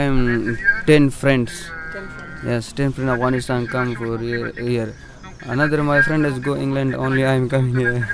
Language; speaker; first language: English; non-native, learner; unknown